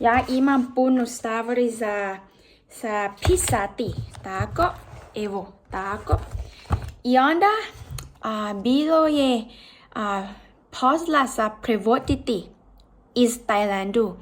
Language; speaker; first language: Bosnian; non-native, learner; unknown